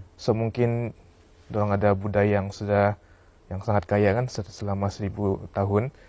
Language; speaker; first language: Malay; native; Malay